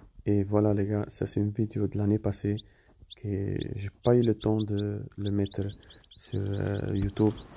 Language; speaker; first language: French; non-native, fluent; Italian